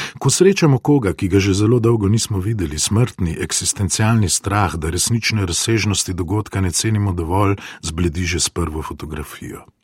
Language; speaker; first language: Slovenian; non-native, fluent; Spanish